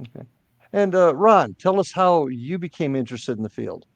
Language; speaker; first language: English; native; English